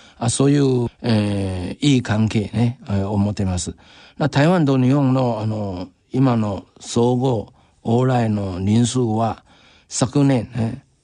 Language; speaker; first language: Japanese; non-native, fluent; Chinese